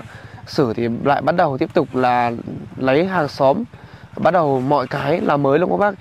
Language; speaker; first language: Vietnamese; native; Vietnamese